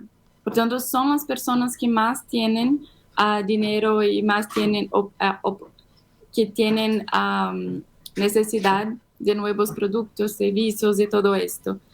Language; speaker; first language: Spanish; non-native, fluent; Portuguese